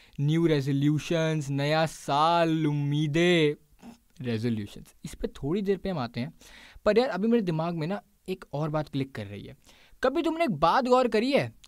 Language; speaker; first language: Hindi; native; Hindi